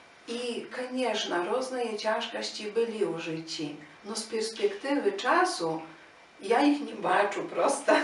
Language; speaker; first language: Polish; non-native, learner; Ukrainian